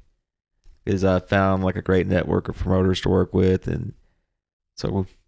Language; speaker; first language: English; native; English